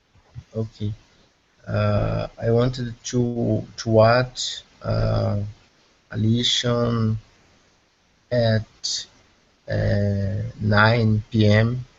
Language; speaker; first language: English; non-native, learner; Portuguese